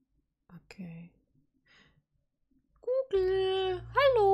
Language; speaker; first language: German; native; German